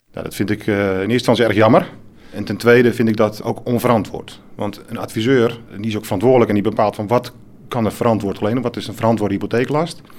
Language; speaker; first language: Dutch; native; Dutch